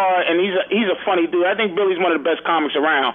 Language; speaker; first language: English; native; English